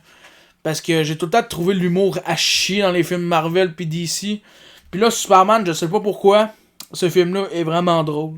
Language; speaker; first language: French; native; French